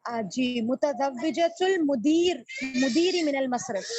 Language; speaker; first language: Arabic; non-native, learner; Urdu